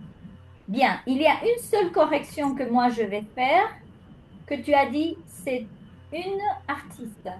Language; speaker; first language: French; non-native, fluent; Spanish